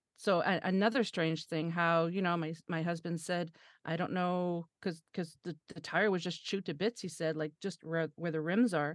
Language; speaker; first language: English; non-native, fluent; French